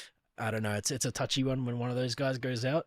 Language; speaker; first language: English; native; English